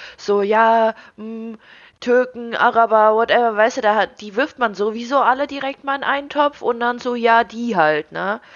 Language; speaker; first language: German; early bilingual, other home language; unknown